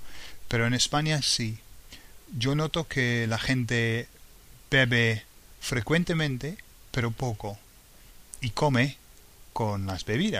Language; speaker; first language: Spanish; non-native, fluent; English